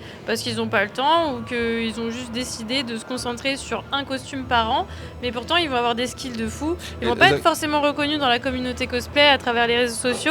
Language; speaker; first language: French; native; French